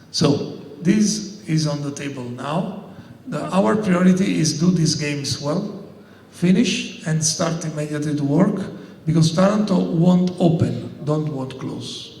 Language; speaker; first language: English; non-native, learner; Italian